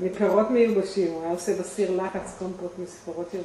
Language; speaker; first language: Hebrew; native; Hebrew